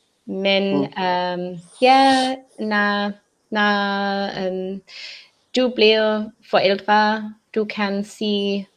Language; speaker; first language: Danish; non-native, learner; English